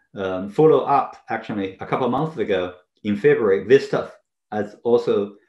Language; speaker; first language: English; non-native, fluent; Chinese